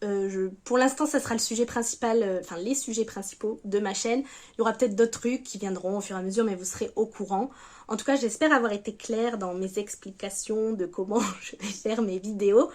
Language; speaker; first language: French; native; French